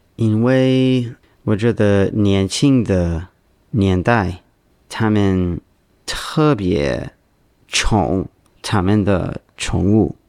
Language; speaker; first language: Chinese; non-native, learner; English